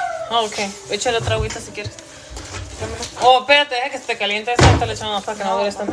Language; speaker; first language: Spanish; native; Spanish